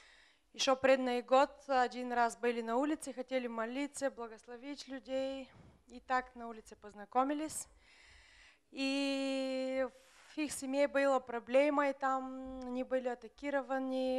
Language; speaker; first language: Russian; non-native, fluent; Bulgarian